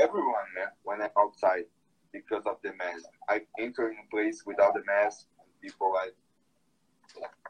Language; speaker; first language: English; non-native, fluent; Portuguese